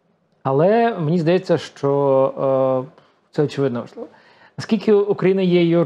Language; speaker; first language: Ukrainian; native; Ukrainian